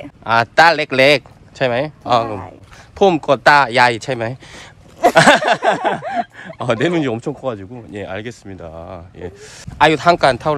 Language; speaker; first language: Korean; native; Korean